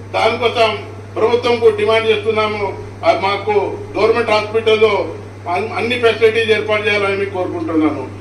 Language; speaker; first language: Telugu; non-native, local second language; Marathi